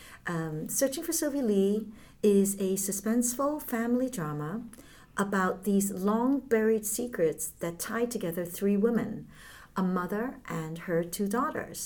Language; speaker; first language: English; early bilingual, other home language; Cantonese